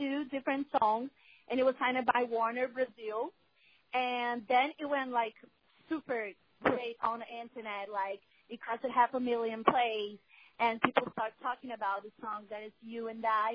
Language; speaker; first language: English; non-native, fluent; Portuguese